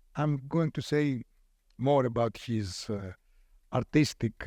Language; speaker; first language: English; non-native, fluent; Greek